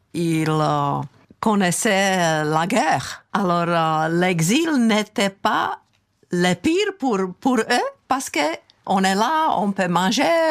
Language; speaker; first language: French; non-native, fluent; Czech